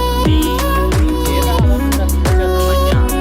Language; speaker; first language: Chinese; non-native, learner; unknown